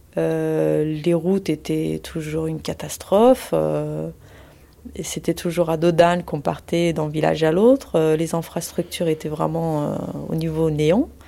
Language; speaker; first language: French; early bilingual, other home language; Kurdish